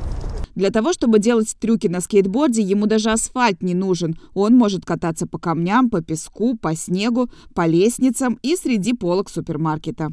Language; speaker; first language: Russian; native; Russian